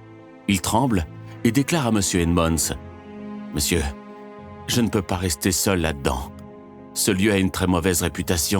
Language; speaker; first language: French; native; French